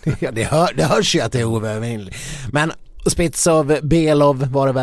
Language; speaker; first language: Swedish; native; Swedish